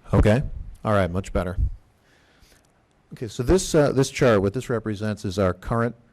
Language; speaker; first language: English; native; English